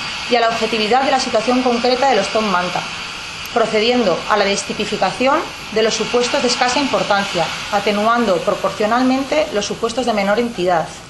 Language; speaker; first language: Spanish; native; Spanish